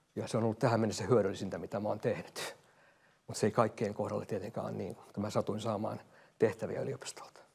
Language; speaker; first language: Finnish; native; Finnish